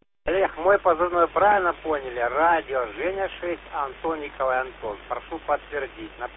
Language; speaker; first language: Russian; native; Russian